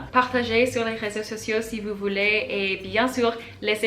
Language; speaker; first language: French; non-native, learner; English